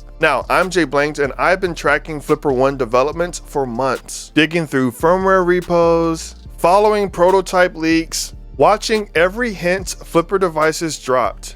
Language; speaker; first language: English; native; English